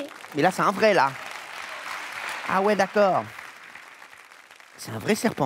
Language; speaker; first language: French; native; French